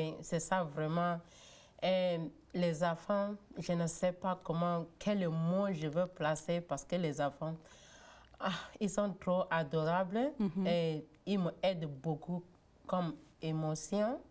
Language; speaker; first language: French; non-native, learner; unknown